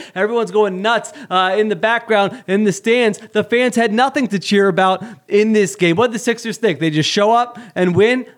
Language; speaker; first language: English; native; English